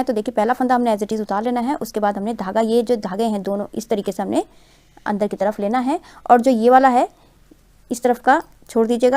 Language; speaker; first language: Hindi; non-native, local second language; Punjabi